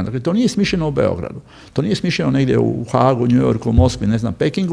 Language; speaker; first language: Croatian; native; Croatian